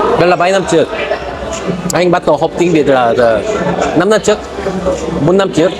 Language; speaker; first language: Vietnamese; non-native, learner; Korean